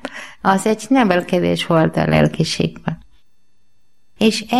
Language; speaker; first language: Hungarian; non-native, learner; Malayalam